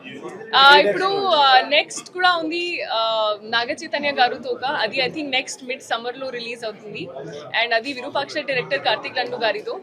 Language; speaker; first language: Telugu; non-native, local second language; Hindi